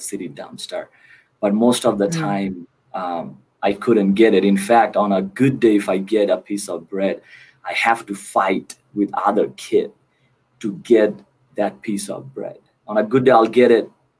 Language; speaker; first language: English; non-native, local second language; Bangla